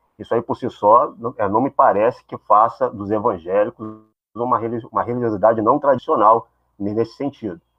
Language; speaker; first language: Portuguese; native; Portuguese